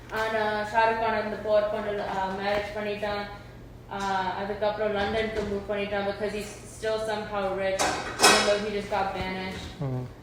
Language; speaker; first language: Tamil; early bilingual, heritage; Tamil